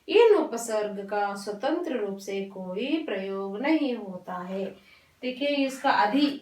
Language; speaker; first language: Hindi; non-native, local second language; Kannada